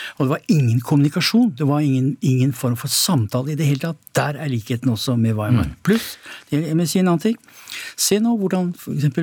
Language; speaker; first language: Norwegian; native; Norwegian